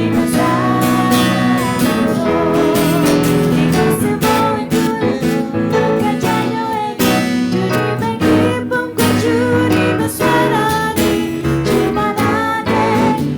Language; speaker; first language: Korean; non-native, learner; Indonesian